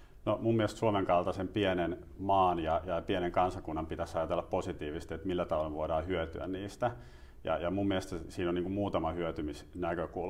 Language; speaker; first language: Finnish; native; Finnish